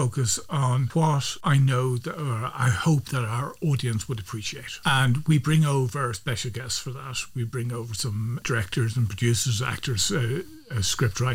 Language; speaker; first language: English; native; English